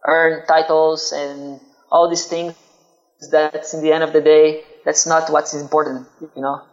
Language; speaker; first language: English; non-native, fluent; Portuguese